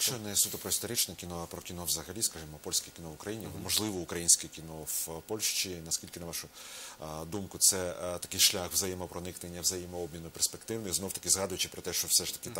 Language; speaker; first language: Ukrainian; native; Ukrainian